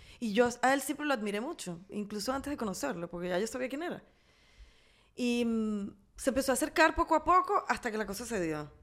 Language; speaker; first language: Spanish; native; Spanish